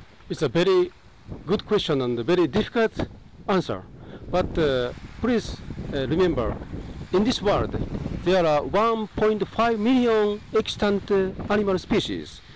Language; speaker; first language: English; non-native, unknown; Japanese